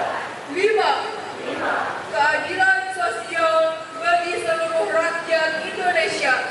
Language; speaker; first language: Indonesian; native; Indonesian